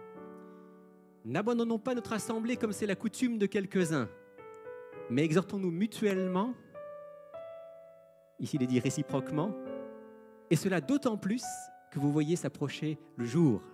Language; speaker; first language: French; native; French